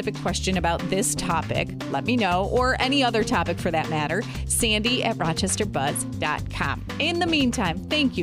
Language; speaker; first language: English; native; English